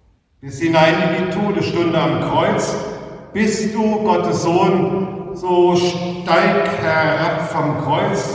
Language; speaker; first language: German; native; German